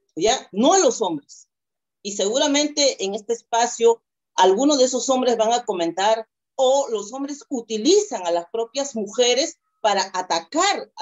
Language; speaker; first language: Spanish; non-native, local second language; Quechua